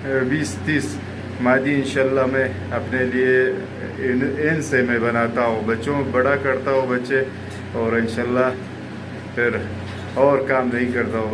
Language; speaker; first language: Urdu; non-native, local second language; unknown